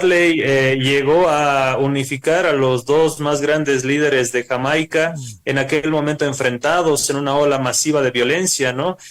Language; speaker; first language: Spanish; native; Spanish